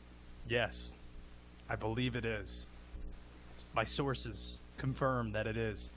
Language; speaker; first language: English; native; English